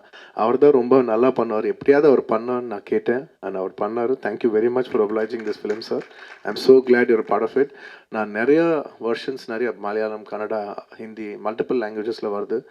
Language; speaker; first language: Tamil; non-native, local second language; Telugu